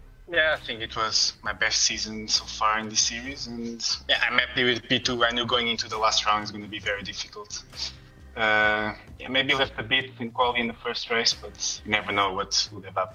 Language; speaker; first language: English; non-native, fluent; Portuguese